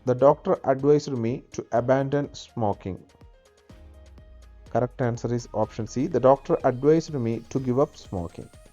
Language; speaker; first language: English; non-native, local second language; Malayalam